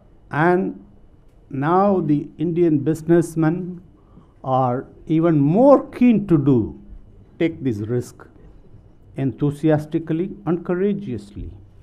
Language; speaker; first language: English; non-native, local second language; Tamil